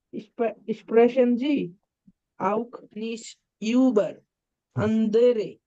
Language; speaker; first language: German; non-native, learner; Bangla